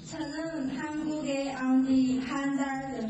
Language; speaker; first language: Korean; non-native, learner; Chinese